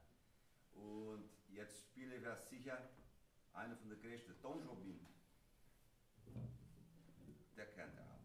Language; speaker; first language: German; non-native, learner; Portuguese